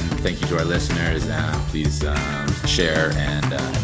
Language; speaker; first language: English; native; English